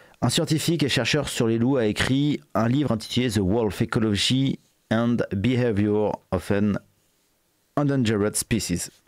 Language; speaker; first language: French; native; French